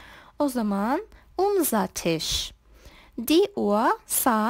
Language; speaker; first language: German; non-native, fluent; Turkish